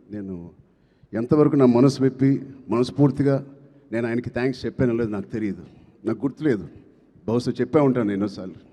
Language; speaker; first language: Telugu; native; Telugu